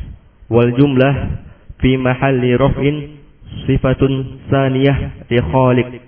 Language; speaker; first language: Arabic; non-native, learner; Indonesian